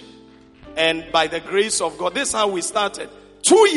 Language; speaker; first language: English; non-native, local second language; Akan